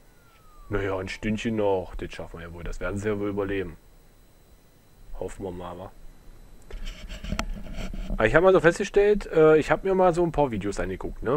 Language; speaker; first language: German; native; German